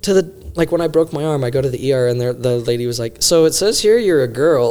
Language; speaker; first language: English; native; English